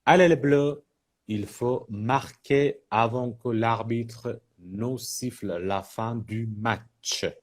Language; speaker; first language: French; non-native, fluent; Persian